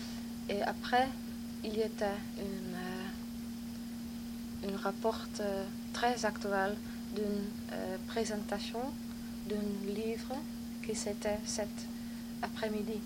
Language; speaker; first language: French; non-native, learner; Dutch